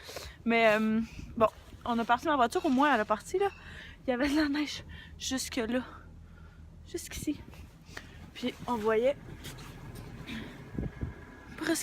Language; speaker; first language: French; native; French